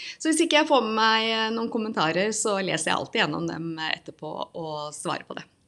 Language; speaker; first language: Norwegian; native; Norwegian